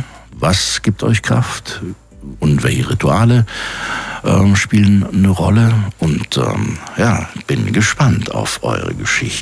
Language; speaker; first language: German; native; German